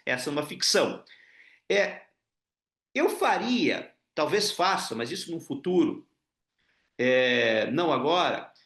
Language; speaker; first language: Portuguese; non-native, local second language; Ukrainian